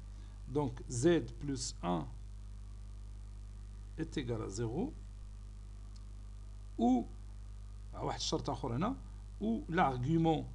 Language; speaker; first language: French; non-native, local second language; Arabic